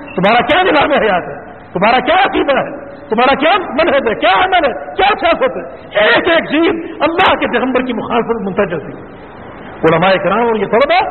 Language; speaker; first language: Urdu; native; Urdu